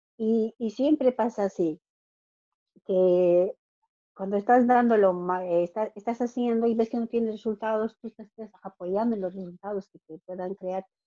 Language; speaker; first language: Spanish; native; Spanish